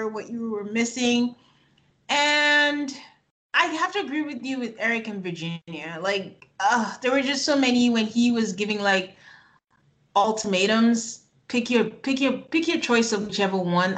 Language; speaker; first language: English; native; English